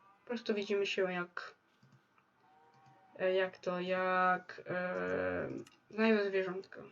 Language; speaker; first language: Polish; native; Polish